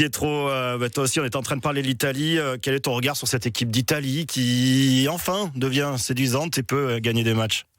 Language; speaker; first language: French; native; French